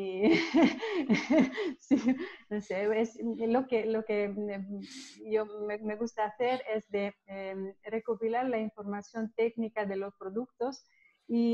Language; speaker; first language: Spanish; non-native, learner; Italian